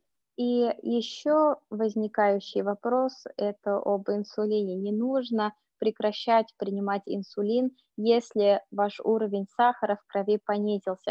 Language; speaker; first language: Russian; native; Russian